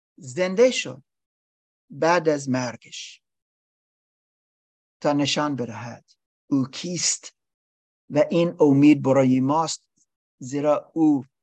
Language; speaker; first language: Persian; non-native, learner; English